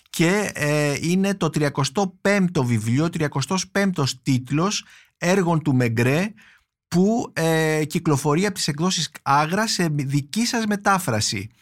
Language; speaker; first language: Greek; native; Greek